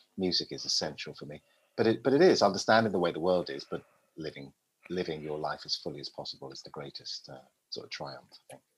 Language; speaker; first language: English; native; English